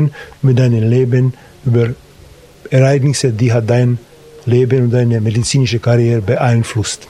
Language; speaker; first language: German; non-native, fluent; Slovak